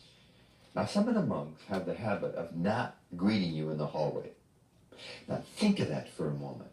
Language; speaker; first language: English; native; English